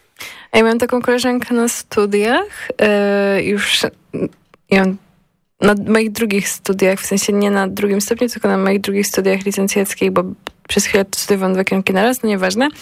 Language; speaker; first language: Polish; native; Polish